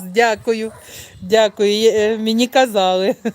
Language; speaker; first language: Ukrainian; native; Ukrainian